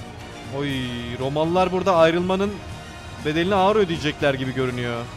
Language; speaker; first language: Turkish; native; Turkish